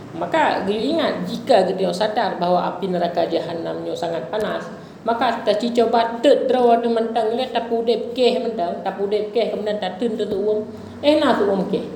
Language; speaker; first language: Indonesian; non-native, local second language; Achinese